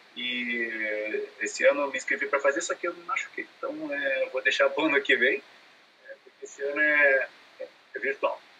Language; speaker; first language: Portuguese; native; Portuguese